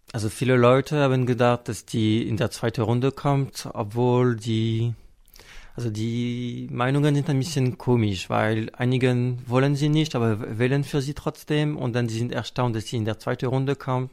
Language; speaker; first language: German; non-native, fluent; French